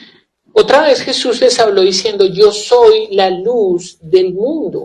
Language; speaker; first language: Spanish; native; Spanish